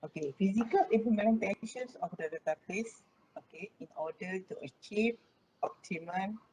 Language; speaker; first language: English; non-native, local second language; Malay